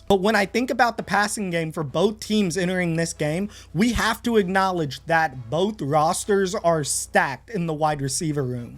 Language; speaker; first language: English; native; English